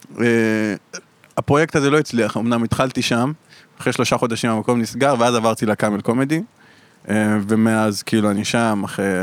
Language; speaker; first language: Hebrew; native; Hebrew